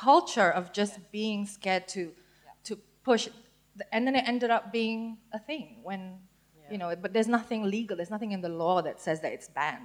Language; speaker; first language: English; native; English